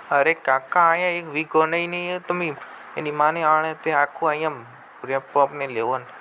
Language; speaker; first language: Gujarati; native; Gujarati